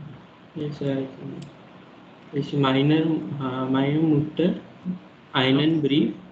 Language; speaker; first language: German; non-native, learner; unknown